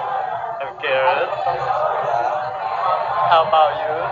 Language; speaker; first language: English; non-native, learner; Thai